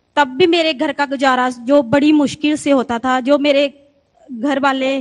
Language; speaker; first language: Hindi; native; Hindi